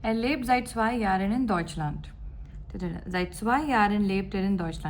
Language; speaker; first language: German; non-native, learner; Gujarati